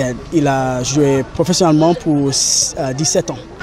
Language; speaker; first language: French; non-native, learner; English